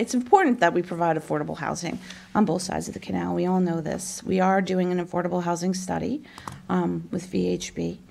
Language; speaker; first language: English; native; English